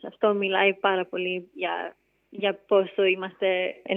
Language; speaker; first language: Greek; early bilingual, heritage; English